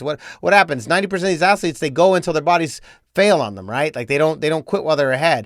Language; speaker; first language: English; native; English